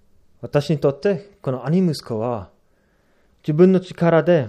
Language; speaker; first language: Japanese; non-native, fluent; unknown